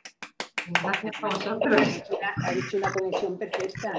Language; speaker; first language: Spanish; native; Spanish